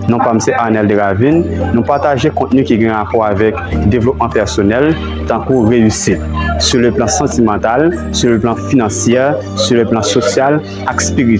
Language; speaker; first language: French; non-native, local second language; Haitian Creole